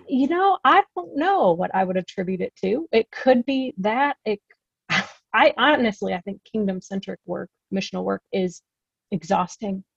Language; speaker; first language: English; native; English